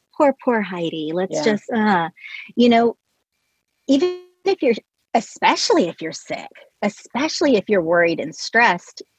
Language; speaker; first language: English; native; English